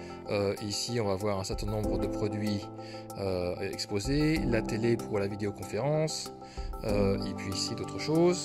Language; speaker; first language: French; native; French